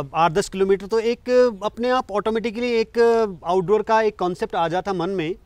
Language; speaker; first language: Hindi; native; Hindi